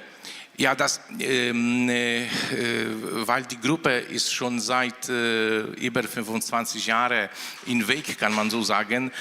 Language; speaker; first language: German; non-native, fluent; Polish